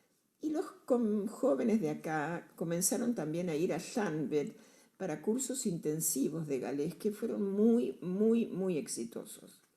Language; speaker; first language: Spanish; native; Spanish